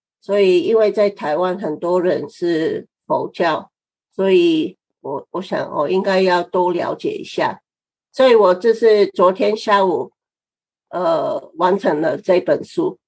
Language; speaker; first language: Chinese; non-native, fluent; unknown